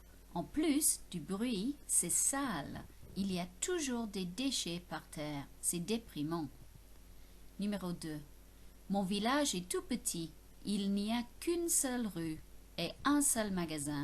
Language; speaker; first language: French; non-native, fluent; English